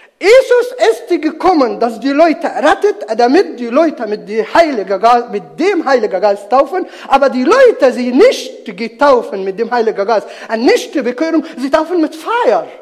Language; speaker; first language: German; non-native, learner; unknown